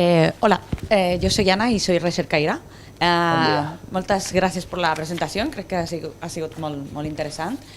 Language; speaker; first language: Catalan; non-native, local second language; Spanish